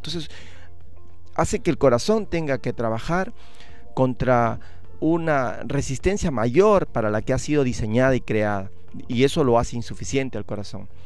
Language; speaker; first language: Spanish; native; Spanish